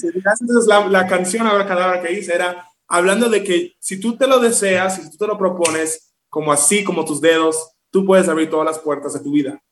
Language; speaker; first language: Spanish; early bilingual, heritage; Spanish